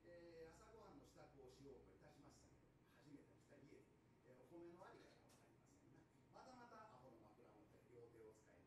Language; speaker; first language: Japanese; native; Japanese